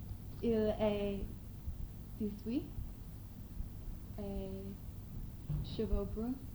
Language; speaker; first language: French; non-native, learner; English